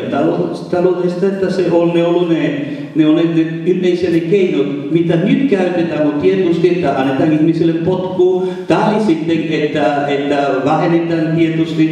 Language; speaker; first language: Finnish; non-native, fluent; Spanish